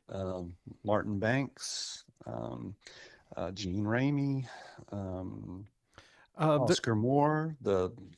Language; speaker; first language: English; native; English